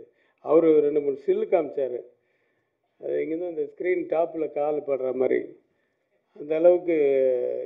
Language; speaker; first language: Tamil; native; Tamil